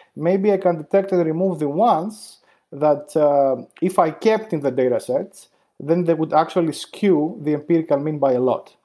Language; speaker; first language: English; non-native, fluent; Greek